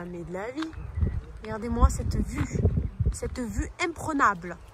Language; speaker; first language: French; native; French